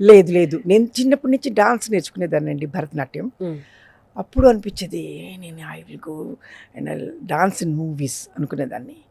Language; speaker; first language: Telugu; non-native, local second language; Urdu